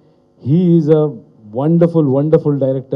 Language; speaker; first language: Telugu; non-native, learner; Kannada